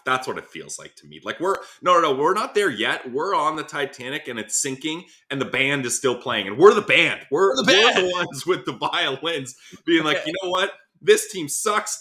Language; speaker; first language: English; native; English